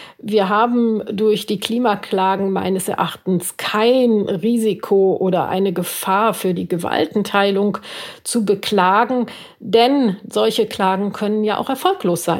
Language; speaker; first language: German; native; German